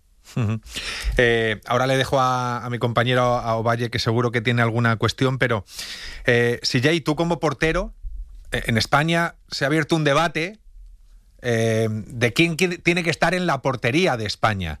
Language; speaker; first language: Spanish; native; Spanish